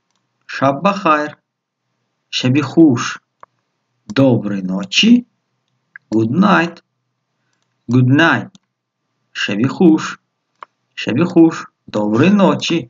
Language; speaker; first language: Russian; non-native, local second language; Tajik